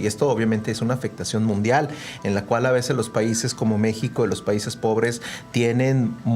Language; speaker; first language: Spanish; native; Spanish